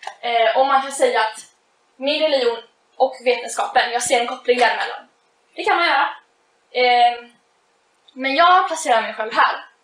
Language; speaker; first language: Swedish; native; Swedish